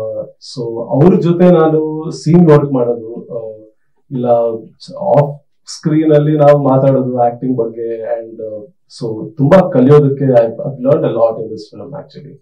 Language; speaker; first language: Kannada; native; Kannada